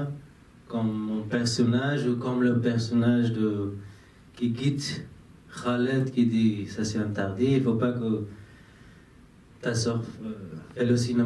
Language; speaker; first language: French; non-native, fluent; Persian